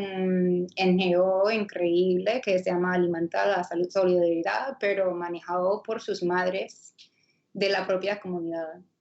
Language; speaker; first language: Spanish; non-native, fluent; English